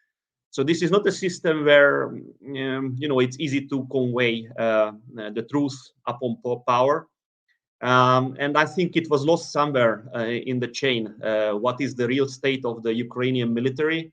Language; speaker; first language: English; non-native, fluent; Hungarian